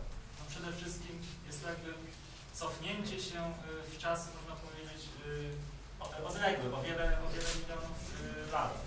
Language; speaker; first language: Polish; native; Polish